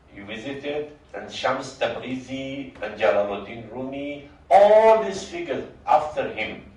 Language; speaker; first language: English; non-native, fluent; Persian